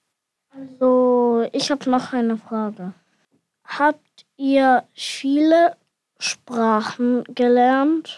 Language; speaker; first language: German; non-native, learner; Ukrainian